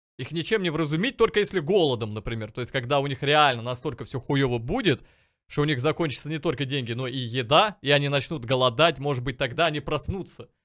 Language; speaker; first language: Russian; native; Russian